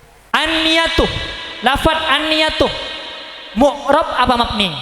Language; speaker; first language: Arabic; non-native, fluent; Indonesian